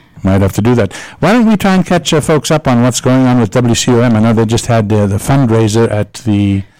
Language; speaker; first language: English; native; English